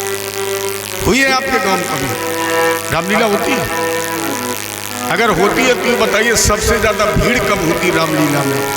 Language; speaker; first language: Hindi; native; Hindi